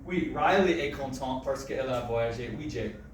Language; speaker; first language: French; non-native, fluent; English